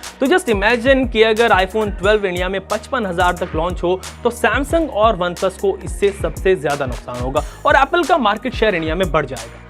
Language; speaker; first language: Hindi; native; Hindi